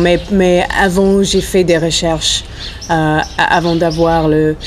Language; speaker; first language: French; non-native, fluent; English